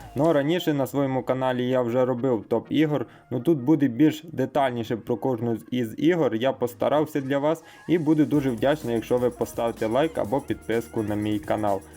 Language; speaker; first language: Ukrainian; native; Ukrainian